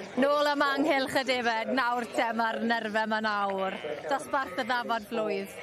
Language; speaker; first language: Welsh; native; Welsh